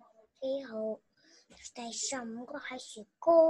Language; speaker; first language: Cantonese; non-native, learner; Chinese